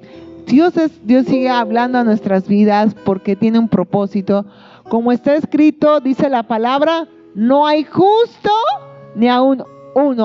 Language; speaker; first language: Spanish; native; Spanish